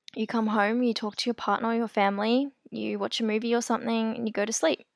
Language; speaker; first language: English; native; English